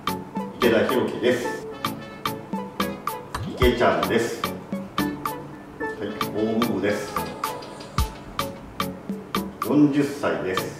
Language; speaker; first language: Japanese; native; Japanese